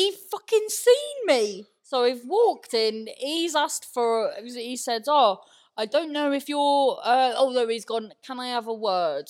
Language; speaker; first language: English; native; English